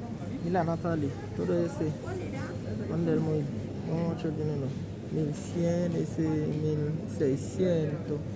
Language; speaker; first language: Spanish; non-native, learner; Haitian Creole